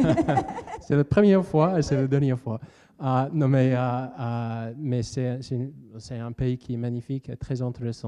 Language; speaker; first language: French; non-native, fluent; English